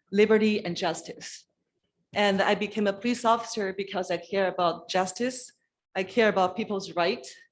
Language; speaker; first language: English; non-native, fluent; Chinese